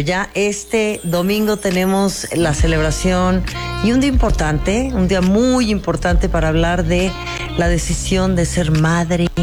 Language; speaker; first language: Spanish; native; Spanish